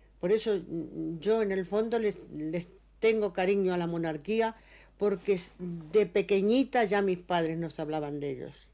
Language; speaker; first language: Spanish; native; Spanish